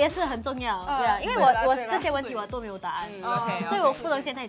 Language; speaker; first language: Chinese; non-native, local second language; English